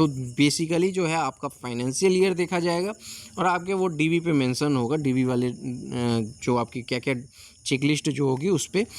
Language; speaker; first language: Hindi; native; Hindi